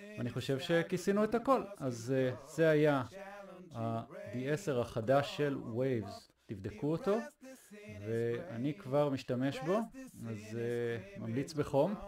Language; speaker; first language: Hebrew; native; Hebrew